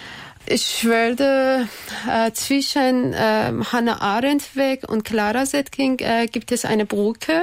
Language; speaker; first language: German; non-native, learner; Persian